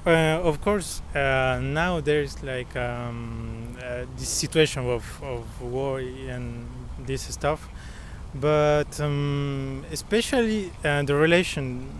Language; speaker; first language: English; non-native, learner; Spanish